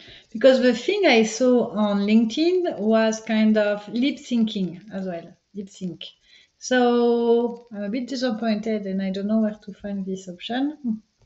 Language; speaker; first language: English; non-native, fluent; French